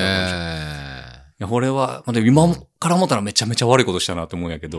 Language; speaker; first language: Japanese; native; Japanese